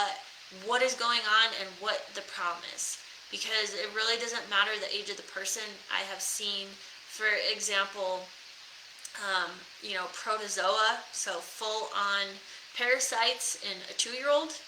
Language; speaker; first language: English; native; English